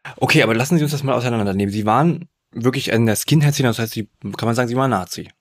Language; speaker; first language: German; native; German